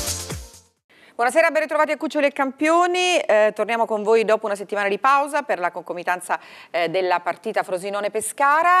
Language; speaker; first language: Italian; native; Italian